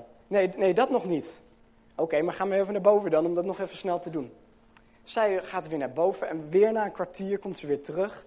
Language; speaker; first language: Dutch; native; Dutch